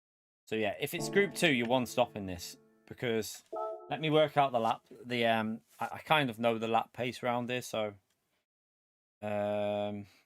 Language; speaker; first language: English; native; English